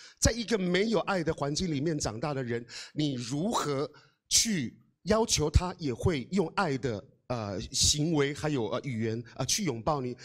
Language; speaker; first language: Chinese; non-native, local second language; Amis